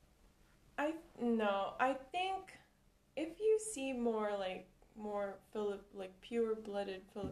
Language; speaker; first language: English; non-native, local second language; Cebuano